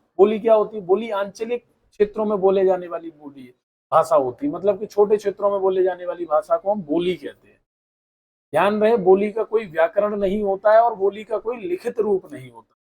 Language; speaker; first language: Hindi; native; Hindi